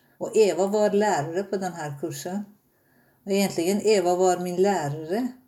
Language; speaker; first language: Swedish; non-native, fluent; Persian